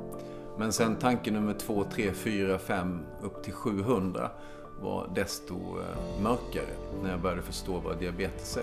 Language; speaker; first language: Swedish; native; Swedish